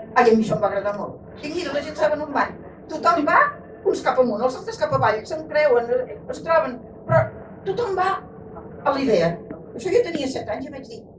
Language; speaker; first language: Catalan; native; Catalan